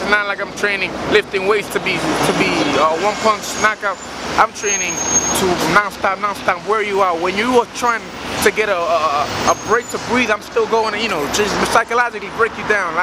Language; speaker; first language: English; early bilingual, other home language; Spanish